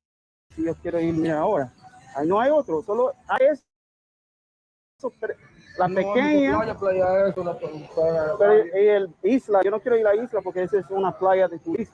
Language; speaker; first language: Spanish; non-native, learner; English